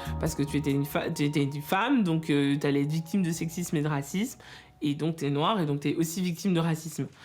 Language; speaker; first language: French; native; French